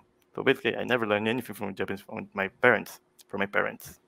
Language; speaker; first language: English; non-native, fluent; Portuguese